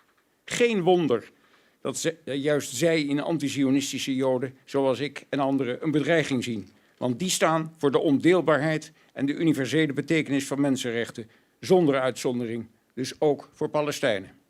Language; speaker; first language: Dutch; native; Dutch